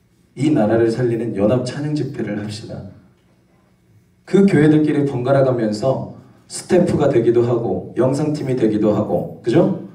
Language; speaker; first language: Korean; native; Korean